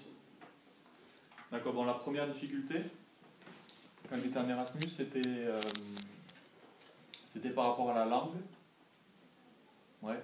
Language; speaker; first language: French; native; French